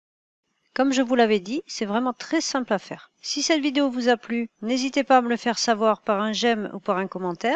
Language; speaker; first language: French; native; French